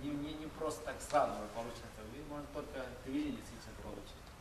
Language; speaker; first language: Russian; non-native, learner; Chinese